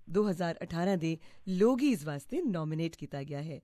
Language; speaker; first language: Punjabi; native; Punjabi